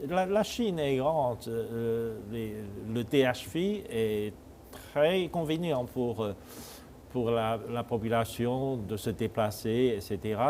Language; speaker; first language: French; non-native, fluent; Chinese